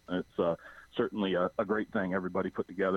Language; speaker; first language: English; native; English